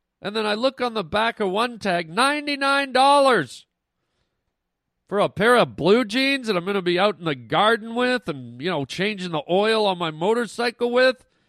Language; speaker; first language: English; native; English